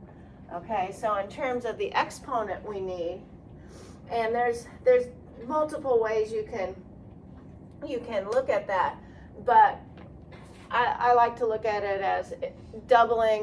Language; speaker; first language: English; native; English